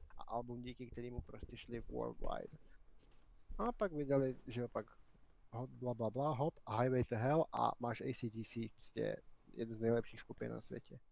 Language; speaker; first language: Czech; native; Czech